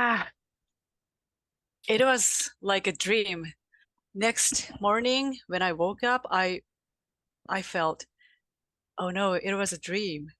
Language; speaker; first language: English; non-native, learner; Japanese